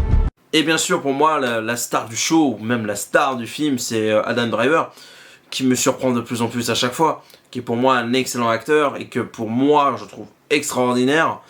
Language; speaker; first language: French; native; French